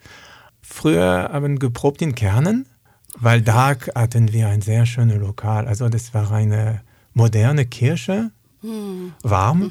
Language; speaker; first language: German; non-native, learner; French